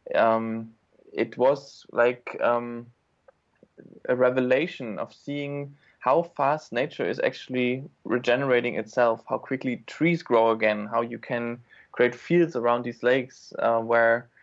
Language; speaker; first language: English; non-native, fluent; German